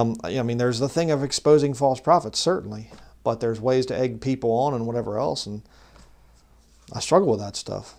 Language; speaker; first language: English; native; English